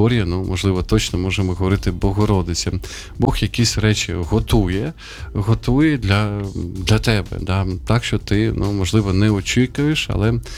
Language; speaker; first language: Ukrainian; native; Ukrainian